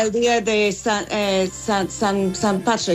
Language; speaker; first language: Spanish; non-native, fluent; English